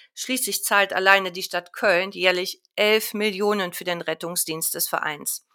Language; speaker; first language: German; native; German